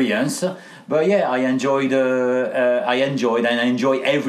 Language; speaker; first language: English; non-native, fluent; French